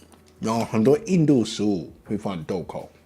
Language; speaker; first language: Chinese; non-native, learner; English